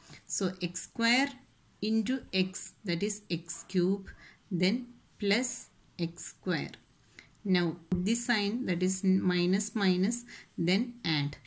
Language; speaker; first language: English; non-native, local second language; Malayalam